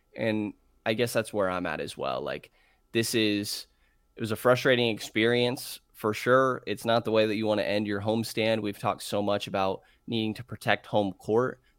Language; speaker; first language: English; native; English